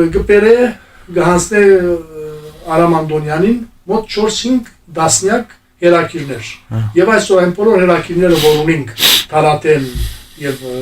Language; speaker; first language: Armenian; native; Armenian